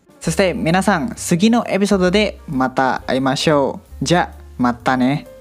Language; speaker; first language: Japanese; non-native, learner; Indonesian